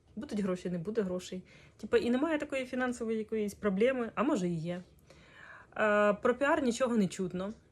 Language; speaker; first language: Ukrainian; non-native, local second language; Russian